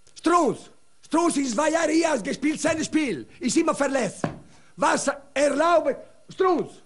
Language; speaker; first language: German; non-native, learner; Italian